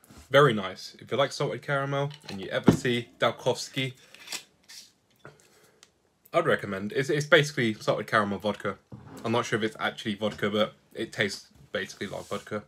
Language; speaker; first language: English; native; English